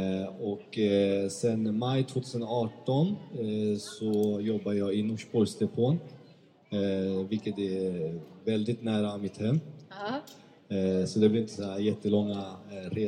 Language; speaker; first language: Swedish; early bilingual, other home language; Turkish